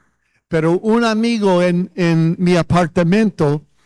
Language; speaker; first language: Spanish; non-native, fluent; English